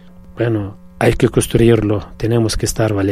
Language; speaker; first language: Spanish; non-native, fluent; Arabic